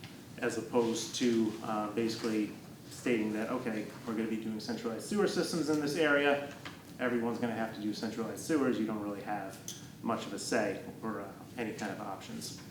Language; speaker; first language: English; native; English